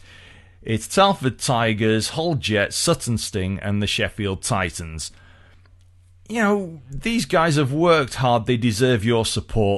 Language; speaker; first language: English; native; English